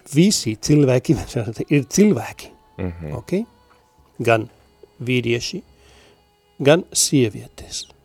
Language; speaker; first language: Latvian; non-native, learner; Spanish